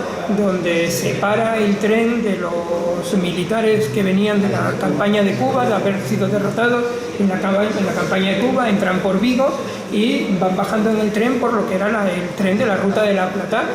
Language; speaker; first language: Spanish; native; Spanish